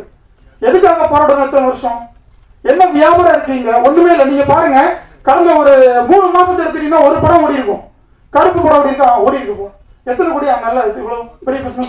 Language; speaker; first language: Tamil; native; Tamil